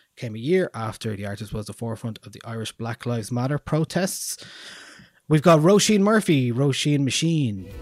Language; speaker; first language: English; native; English